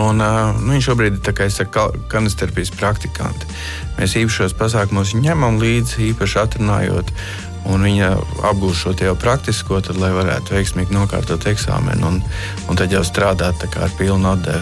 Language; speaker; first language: Latvian; native; Latvian